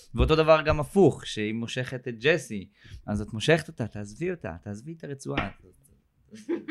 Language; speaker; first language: Hebrew; native; Hebrew